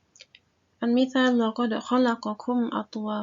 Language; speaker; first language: Arabic; non-native, fluent; Indonesian